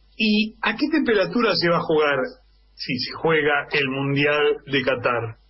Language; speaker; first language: Spanish; native; Spanish